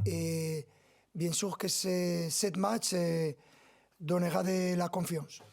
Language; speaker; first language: French; non-native, learner; Spanish